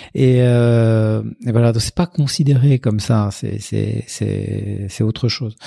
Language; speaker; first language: French; native; French